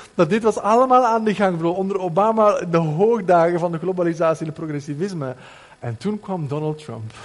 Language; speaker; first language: Dutch; native; Dutch